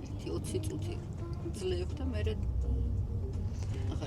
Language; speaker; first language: Georgian; native; Georgian